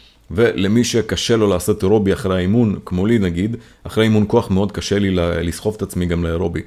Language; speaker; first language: Hebrew; native; Hebrew